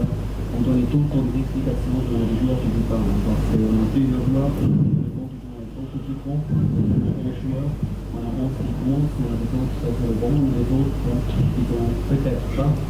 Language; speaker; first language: French; non-native, fluent; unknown